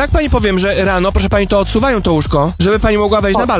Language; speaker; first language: Polish; native; Polish